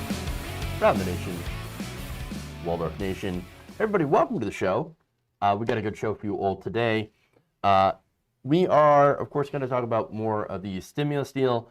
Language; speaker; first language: English; native; English